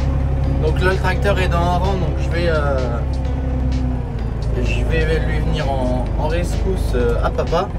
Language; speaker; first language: French; native; French